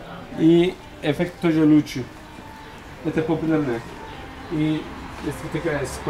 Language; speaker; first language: Russian; non-native, learner; Turkish